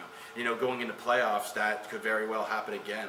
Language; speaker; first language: English; native; English